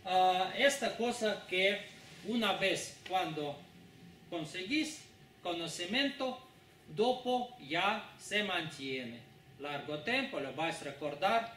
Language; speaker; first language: Spanish; non-native, fluent; Russian